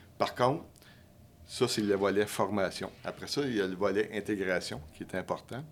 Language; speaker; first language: French; native; French